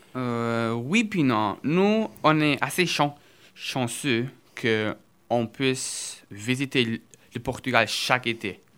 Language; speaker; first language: French; early bilingual, other home language; Portuguese